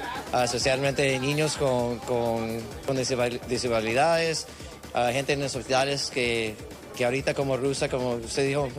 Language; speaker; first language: Spanish; early bilingual, heritage; Spanish